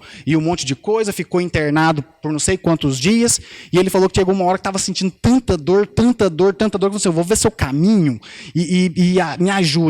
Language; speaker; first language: Portuguese; native; Portuguese